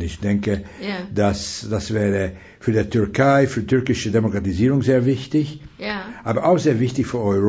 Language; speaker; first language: German; non-native, fluent; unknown